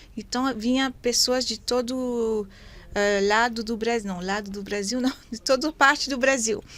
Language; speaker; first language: Portuguese; non-native, fluent; French